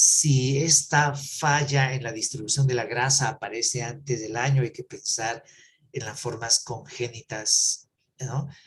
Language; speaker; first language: Spanish; native; Spanish